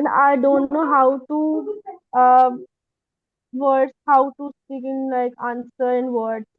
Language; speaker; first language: English; non-native, learner; Hindi